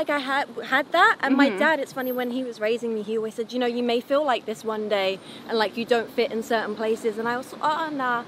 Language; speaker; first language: English; native; English